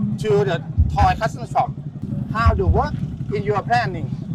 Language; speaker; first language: English; non-native, learner; Thai